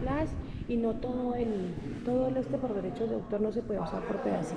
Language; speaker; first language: Spanish; native; Spanish